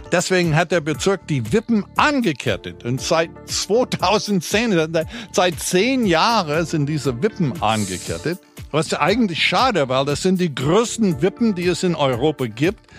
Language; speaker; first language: German; non-native, fluent; English